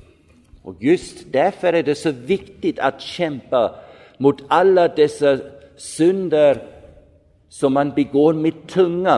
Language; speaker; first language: Swedish; non-native, fluent; German